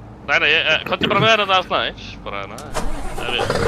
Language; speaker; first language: Icelandic; native; Icelandic